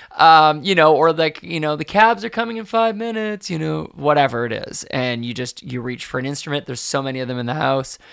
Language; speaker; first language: English; native; English